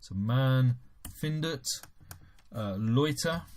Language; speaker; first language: German; non-native, fluent; English